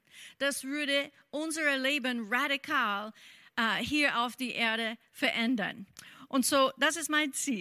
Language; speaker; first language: German; non-native, fluent; English